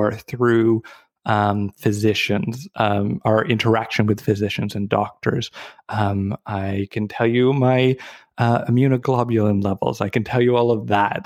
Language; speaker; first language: English; native; English